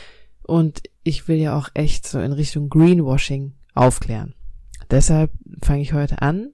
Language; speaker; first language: German; native; German